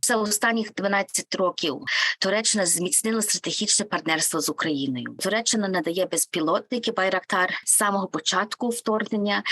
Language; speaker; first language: Ukrainian; native; Ukrainian